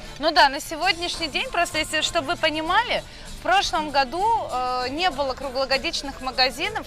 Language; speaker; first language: Russian; native; Russian